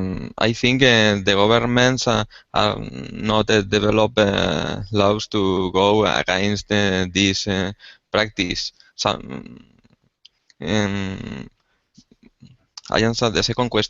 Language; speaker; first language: English; non-native, learner; Spanish